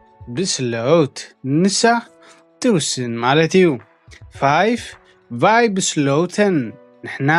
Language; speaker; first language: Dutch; non-native, fluent; Tigrinya